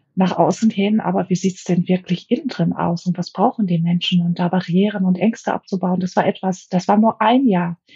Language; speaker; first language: German; non-native, fluent; Greek